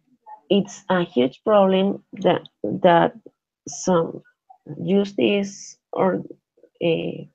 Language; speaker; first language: English; non-native, learner; Spanish